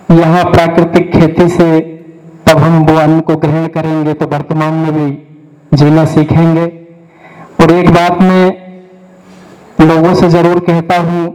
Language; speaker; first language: Hindi; native; Hindi